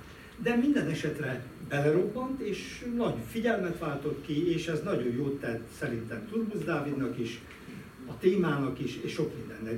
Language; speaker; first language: Hungarian; native; Hungarian